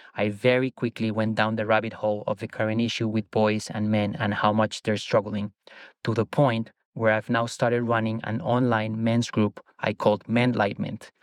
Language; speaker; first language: English; non-native, fluent; Spanish